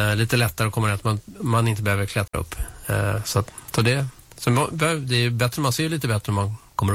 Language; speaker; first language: Swedish; native; Swedish